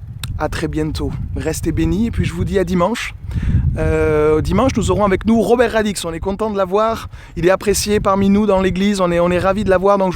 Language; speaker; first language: French; native; French